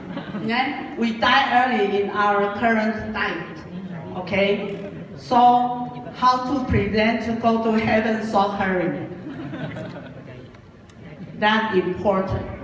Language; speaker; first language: English; non-native, learner; Japanese